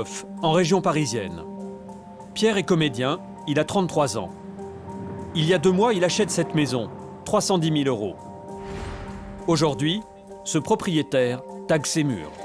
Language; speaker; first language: French; native; French